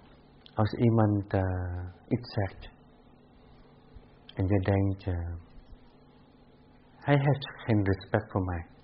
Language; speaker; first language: Dutch; non-native, fluent; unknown